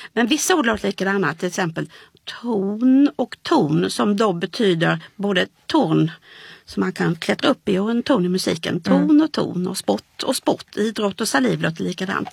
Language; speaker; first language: Swedish; native; Swedish